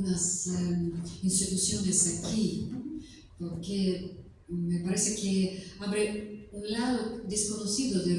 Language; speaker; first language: Spanish; non-native, fluent; Russian